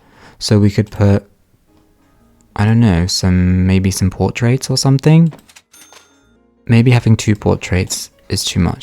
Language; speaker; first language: English; native; English